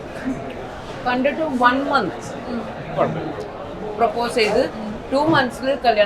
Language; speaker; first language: Malayalam; non-native, fluent; Tamil